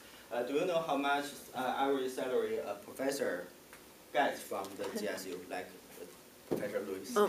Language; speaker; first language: English; non-native, learner; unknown